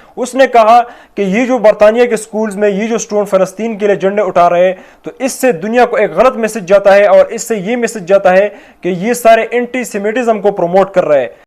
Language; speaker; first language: Urdu; non-native, local second language; Pashto